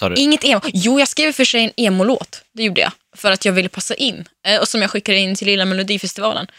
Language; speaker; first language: Swedish; early bilingual, other home language; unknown